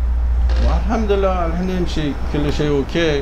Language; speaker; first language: Arabic; non-native, learner; Persian